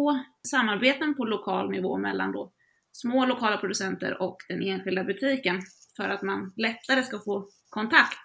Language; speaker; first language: Swedish; native; Swedish